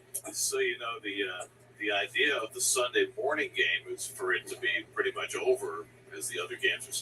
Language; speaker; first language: English; native; English